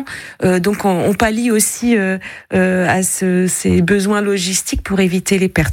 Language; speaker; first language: French; native; French